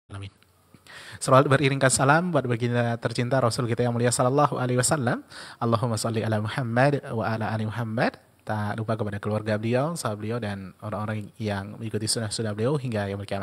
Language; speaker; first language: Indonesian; native; Indonesian